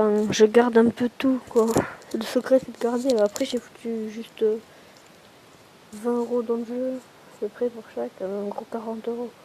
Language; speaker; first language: French; native; French